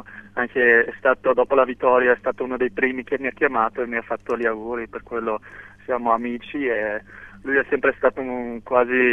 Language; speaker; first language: Italian; non-native, local second language; German